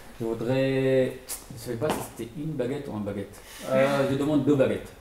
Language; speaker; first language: French; non-native, fluent; Arabic